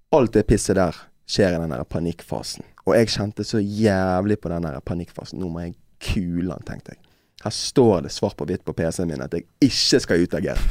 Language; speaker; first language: Norwegian; native; Norwegian